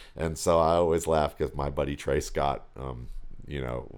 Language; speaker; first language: English; native; English